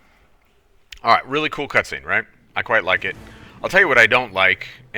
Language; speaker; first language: English; native; English